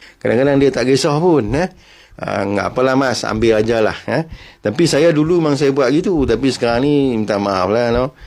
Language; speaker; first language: Malay; native; Malay